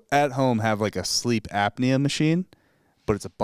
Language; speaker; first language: English; native; English